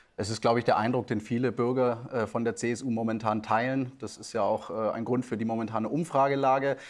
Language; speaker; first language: German; native; German